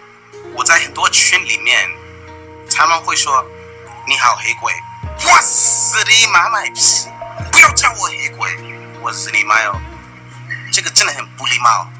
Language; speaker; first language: Chinese; non-native, fluent; English